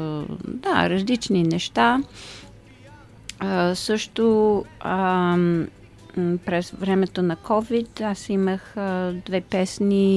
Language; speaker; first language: Bulgarian; early bilingual, heritage; Bulgarian